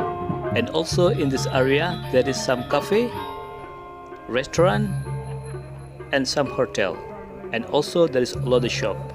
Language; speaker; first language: English; non-native, learner; Indonesian